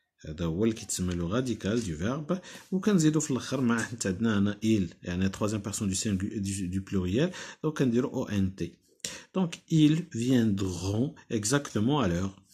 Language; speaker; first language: French; non-native, local second language; Arabic